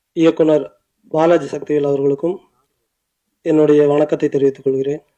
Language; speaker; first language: Tamil; native; Tamil